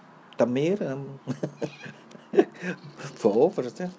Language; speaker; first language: Dutch; early bilingual, other home language; Vietnamese